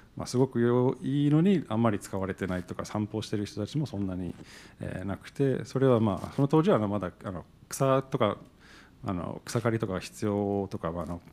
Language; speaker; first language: Japanese; non-native, fluent; English